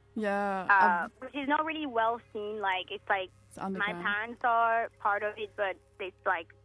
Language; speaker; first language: English; early bilingual, heritage; French